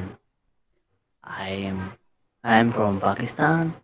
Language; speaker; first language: English; non-native, learner; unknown